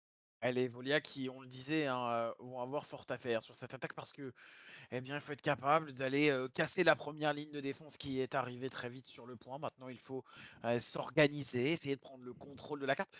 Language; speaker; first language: French; native; French